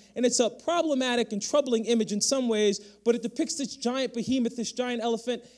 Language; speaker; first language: English; native; English